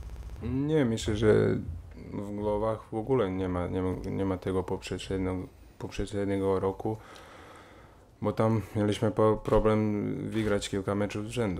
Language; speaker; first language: Polish; non-native, fluent; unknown